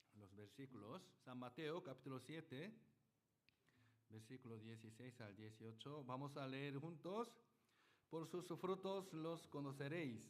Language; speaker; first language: Spanish; non-native, learner; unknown